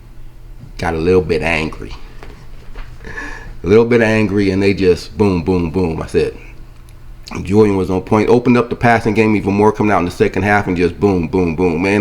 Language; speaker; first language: English; native; English